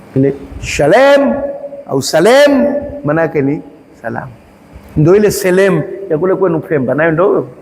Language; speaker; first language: Swahili; native; Swahili